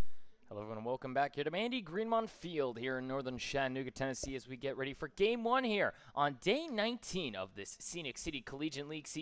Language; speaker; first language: English; native; English